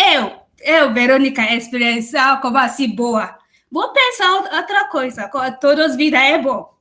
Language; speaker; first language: Portuguese; non-native, learner; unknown